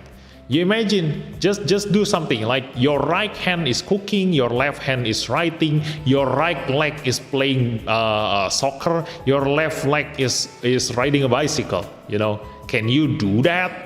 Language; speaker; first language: English; non-native, fluent; Indonesian